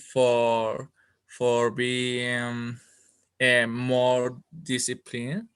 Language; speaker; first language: English; non-native, learner; Spanish